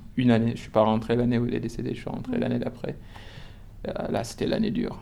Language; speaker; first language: French; non-native, local second language; Wolof